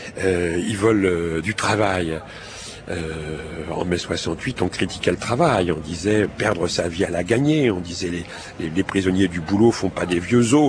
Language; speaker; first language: French; native; French